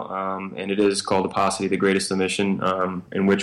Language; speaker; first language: English; native; English